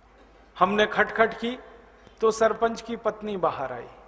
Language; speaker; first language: Hindi; native; Hindi